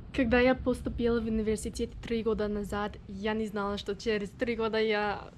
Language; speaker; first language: Russian; non-native, learner; English